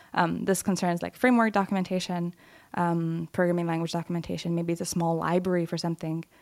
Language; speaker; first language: English; non-native, fluent; Lithuanian